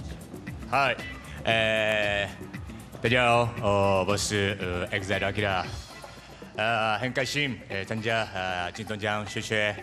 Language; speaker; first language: Chinese; non-native, learner; Japanese